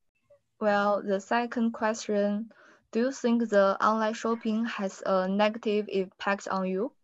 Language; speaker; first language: English; non-native, learner; Chinese